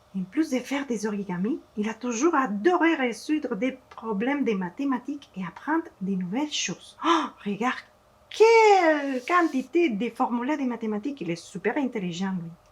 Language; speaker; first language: French; non-native, fluent; Spanish